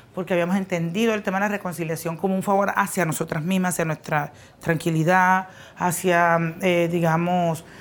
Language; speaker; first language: Spanish; native; Spanish